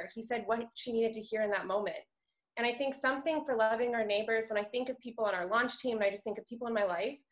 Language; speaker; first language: English; native; English